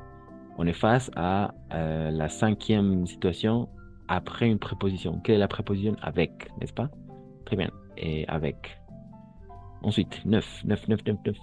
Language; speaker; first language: French; non-native, fluent; Spanish